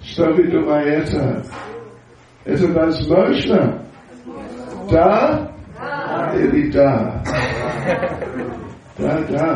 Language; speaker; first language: Russian; non-native, learner; English